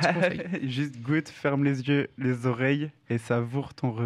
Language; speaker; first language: French; native; French